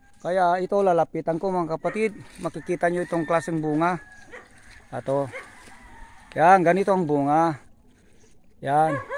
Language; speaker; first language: Filipino; non-native, local second language; Iloko